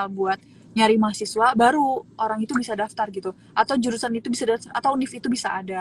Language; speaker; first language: Indonesian; native; Indonesian